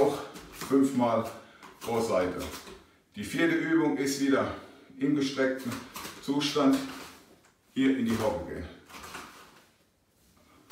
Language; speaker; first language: German; native; German